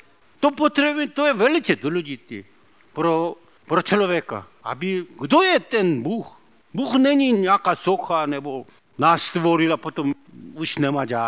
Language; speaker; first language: Czech; non-native, learner; Korean